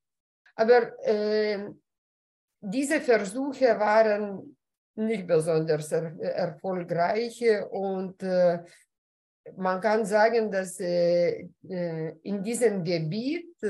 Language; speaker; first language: German; non-native, fluent; Lithuanian